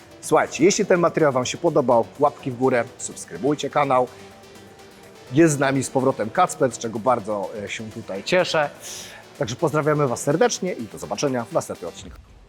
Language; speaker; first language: Polish; native; Polish